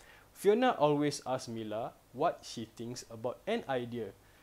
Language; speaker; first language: English; non-native, local second language; Malay